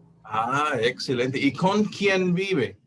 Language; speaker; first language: Spanish; non-native, fluent; English